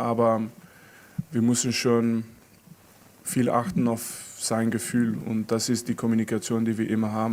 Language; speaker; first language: German; non-native, fluent; French